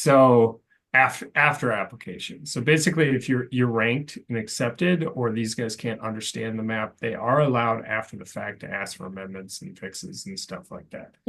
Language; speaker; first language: English; native; English